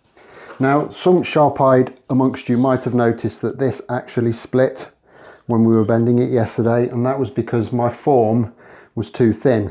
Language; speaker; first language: English; native; English